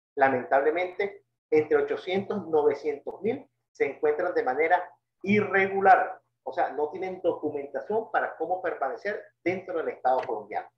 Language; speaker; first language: Spanish; native; Spanish